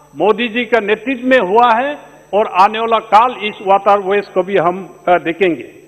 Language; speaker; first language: Hindi; non-native, local second language; Adi